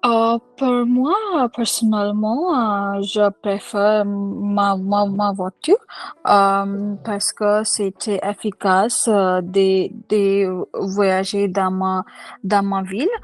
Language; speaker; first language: French; non-native, learner; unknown